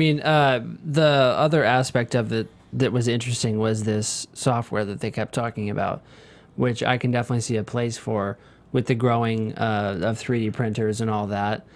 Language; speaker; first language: English; native; English